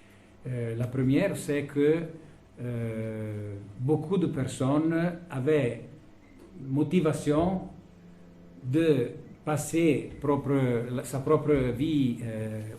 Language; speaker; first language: French; non-native, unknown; Italian